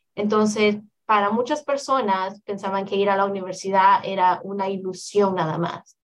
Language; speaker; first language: Spanish; native; Spanish